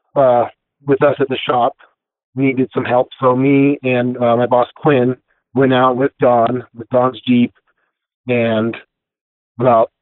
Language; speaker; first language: English; native; English